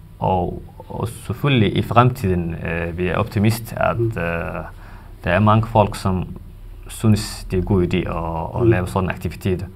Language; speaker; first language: Danish; non-native, fluent; Somali